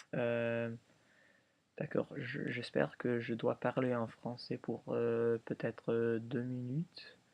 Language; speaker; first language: French; early bilingual, other home language; English